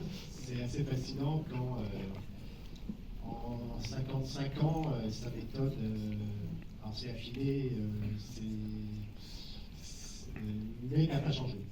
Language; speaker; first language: French; native; French